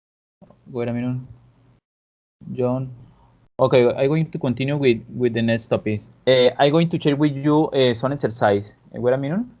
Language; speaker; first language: English; non-native, fluent; Spanish